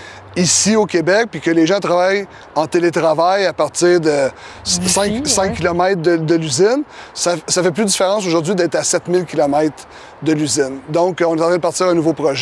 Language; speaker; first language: French; native; French